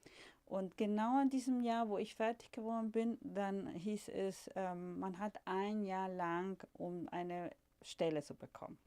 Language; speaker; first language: German; non-native, fluent; Spanish